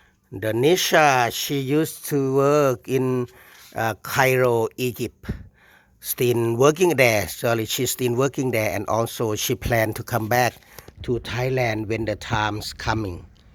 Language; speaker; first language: English; non-native, learner; Thai